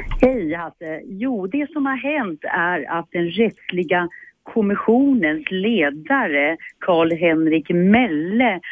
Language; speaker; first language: Swedish; native; Swedish